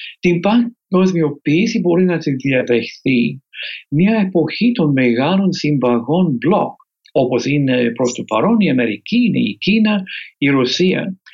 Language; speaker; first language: Greek; non-native, fluent; English